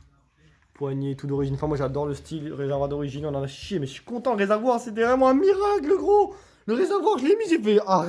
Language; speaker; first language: French; native; French